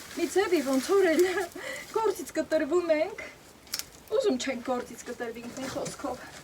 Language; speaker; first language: Armenian; native; Armenian